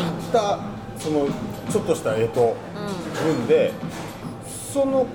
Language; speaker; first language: Japanese; native; Japanese